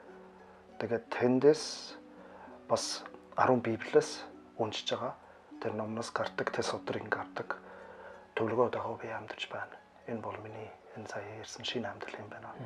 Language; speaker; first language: Mongolian; non-native, fluent; German